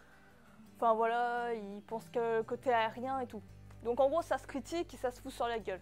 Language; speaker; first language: French; native; French